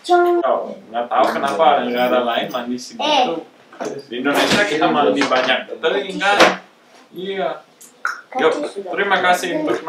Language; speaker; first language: Indonesian; non-native, fluent; English